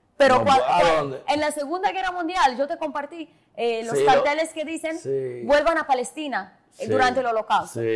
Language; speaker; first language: Spanish; non-native, fluent; Hebrew